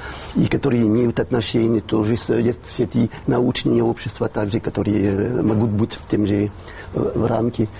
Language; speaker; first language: Russian; non-native, fluent; French